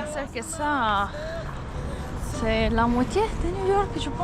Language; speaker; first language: French; non-native, fluent; Italian